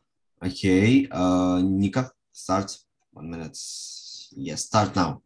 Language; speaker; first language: English; non-native, fluent; Russian